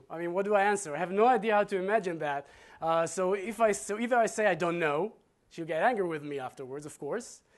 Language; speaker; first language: English; non-native, fluent; Hebrew